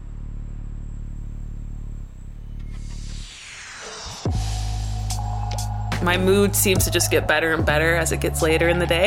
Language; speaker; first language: English; native; English